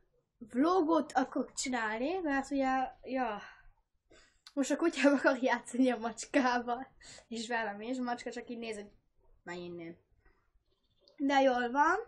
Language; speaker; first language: Hungarian; early bilingual, heritage; Hungarian